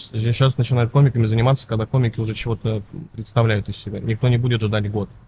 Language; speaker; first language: Russian; native; Russian